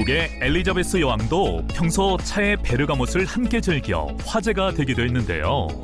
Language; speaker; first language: Korean; native; Korean